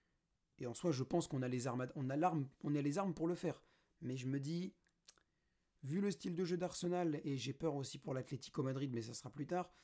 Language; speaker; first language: French; native; French